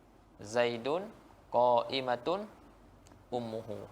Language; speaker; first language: Arabic; non-native, fluent; Malay